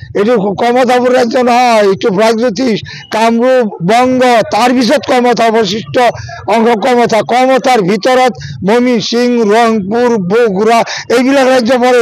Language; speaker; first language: Assamese; non-native, local second language; Bangla